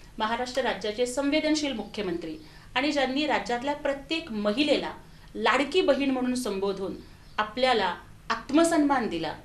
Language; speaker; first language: Marathi; non-native, local second language; Telugu